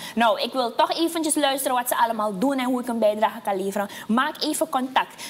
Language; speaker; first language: Dutch; native; Dutch